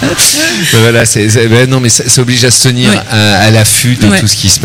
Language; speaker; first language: French; native; French